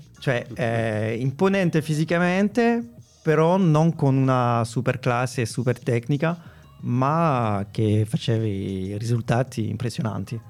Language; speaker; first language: Italian; non-native, fluent; French